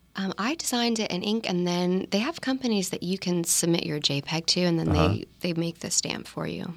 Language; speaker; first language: English; native; English